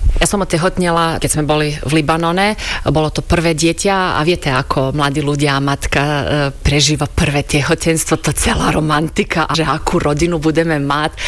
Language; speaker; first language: Slovak; non-native, fluent; Croatian